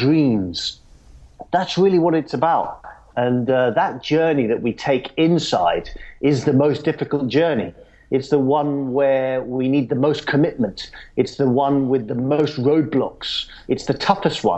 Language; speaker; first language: English; native; English